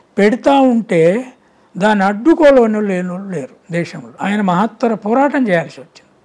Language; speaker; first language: Telugu; native; Telugu